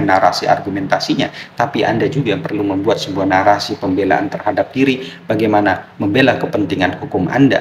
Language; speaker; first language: Indonesian; native; Indonesian